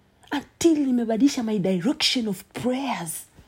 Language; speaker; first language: English; non-native, local second language; Swahili